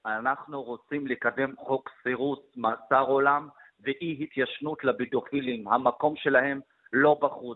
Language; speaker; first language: Hebrew; non-native, local second language; Arabic